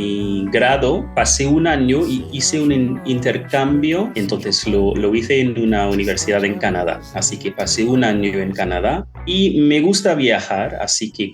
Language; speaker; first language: Spanish; non-native, fluent; English